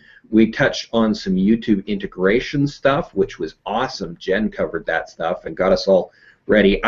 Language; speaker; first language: English; native; English